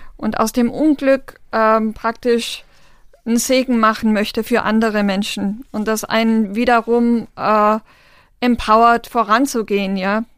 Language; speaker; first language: German; non-native, local second language; Romany